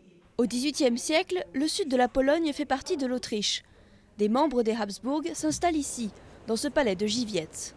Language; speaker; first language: French; native; French